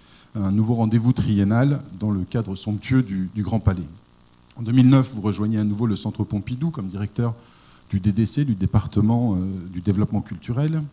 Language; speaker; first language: French; native; French